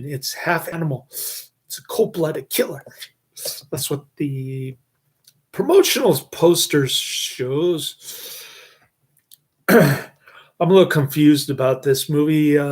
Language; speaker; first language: English; native; English